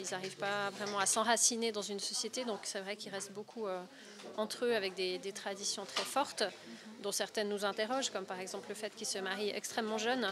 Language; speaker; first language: French; native; French